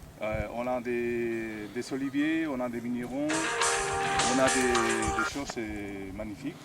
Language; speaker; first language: French; non-native, fluent; Spanish